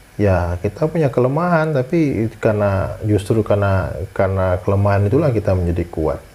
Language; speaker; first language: Indonesian; native; Indonesian